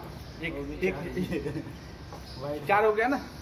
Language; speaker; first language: Hindi; native; Hindi